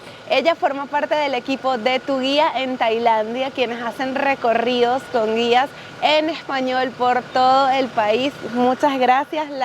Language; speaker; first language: Spanish; native; Spanish